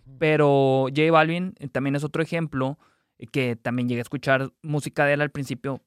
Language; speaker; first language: Spanish; native; Spanish